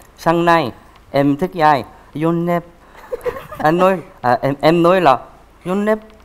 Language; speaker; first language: Vietnamese; non-native, learner; Korean